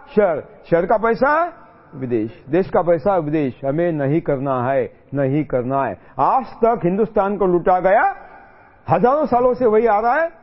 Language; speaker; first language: Hindi; non-native, local second language; Marathi